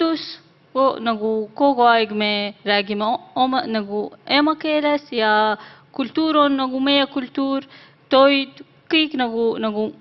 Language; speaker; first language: Estonian; non-native, learner; Arabic